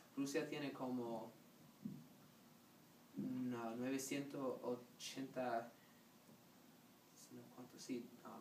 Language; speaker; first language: Spanish; non-native, learner; English